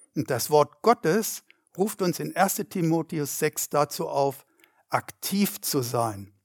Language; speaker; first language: German; native; German